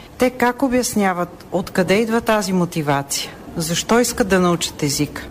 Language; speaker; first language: Bulgarian; native; Bulgarian